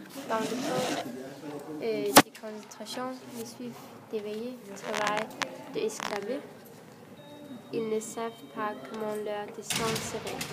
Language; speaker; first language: French; non-native, learner; Danish